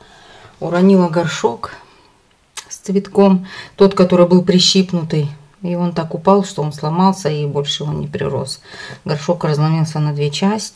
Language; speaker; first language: Russian; native; Russian